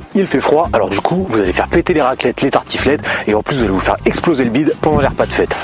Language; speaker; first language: French; native; French